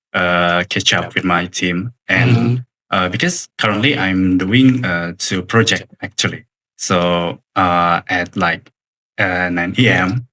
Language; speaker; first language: English; non-native, learner; Indonesian